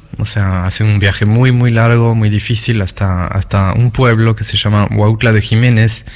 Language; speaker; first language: Spanish; non-native, fluent; French